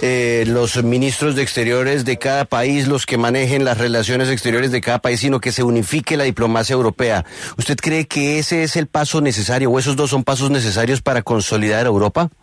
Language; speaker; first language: Spanish; native; Spanish